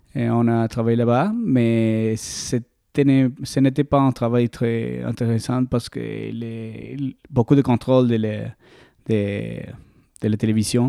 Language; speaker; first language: French; non-native, learner; Spanish